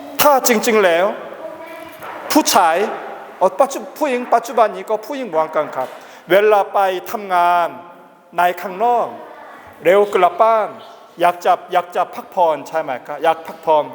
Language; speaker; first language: Thai; non-native, learner; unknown